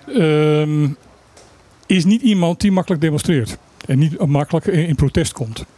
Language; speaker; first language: Dutch; native; Dutch